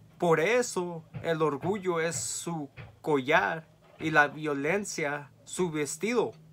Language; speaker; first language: Spanish; early bilingual, heritage; Spanish